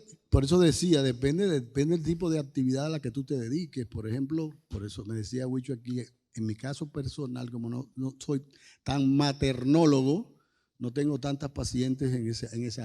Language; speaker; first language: Spanish; native; Spanish